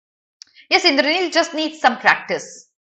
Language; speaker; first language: English; non-native, local second language; Hindi